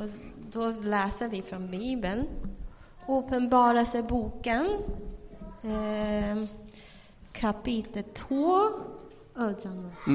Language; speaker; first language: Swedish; non-native, fluent; Chinese